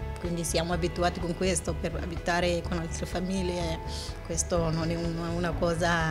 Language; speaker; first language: Italian; non-native, fluent; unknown